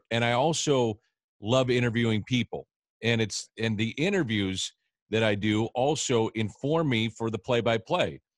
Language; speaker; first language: English; native; English